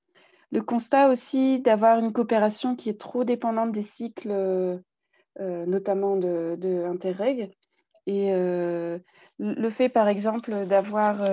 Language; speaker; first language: French; native; French